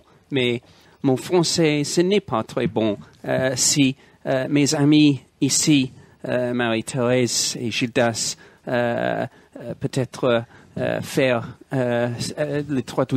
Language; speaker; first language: French; non-native, learner; English